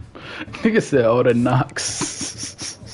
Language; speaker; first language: English; native; English